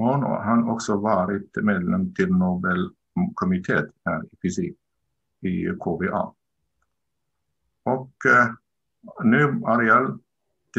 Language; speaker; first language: Swedish; non-native, learner; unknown